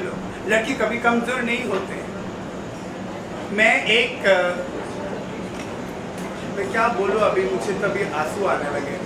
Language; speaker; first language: Hindi; non-native, local second language; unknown